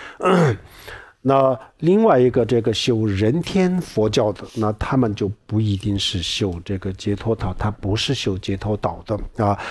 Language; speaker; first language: Chinese; non-native, local second language; Tibetan